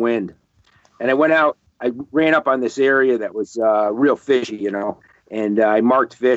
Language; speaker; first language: English; native; English